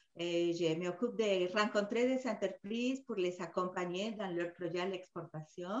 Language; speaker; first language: French; non-native, fluent; Spanish